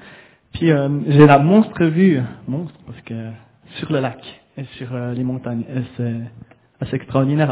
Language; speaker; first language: French; native; French